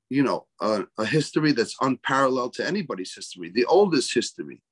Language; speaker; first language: English; native; English